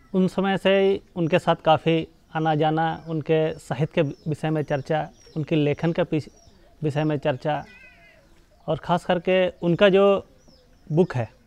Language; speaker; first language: Hindi; non-native, local second language; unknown